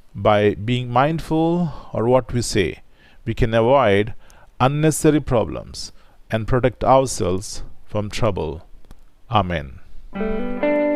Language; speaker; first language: English; non-native, local second language; Telugu